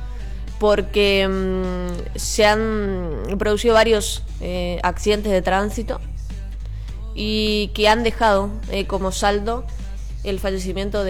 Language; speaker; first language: Spanish; native; Spanish